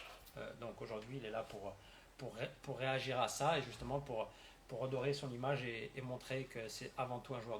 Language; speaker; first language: French; native; French